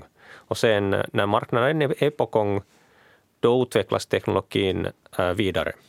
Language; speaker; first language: Swedish; non-native, local second language; Finnish